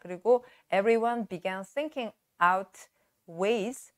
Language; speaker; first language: English; non-native, fluent; Korean